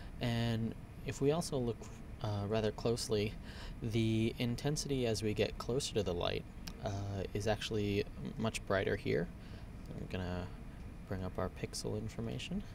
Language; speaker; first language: English; native; English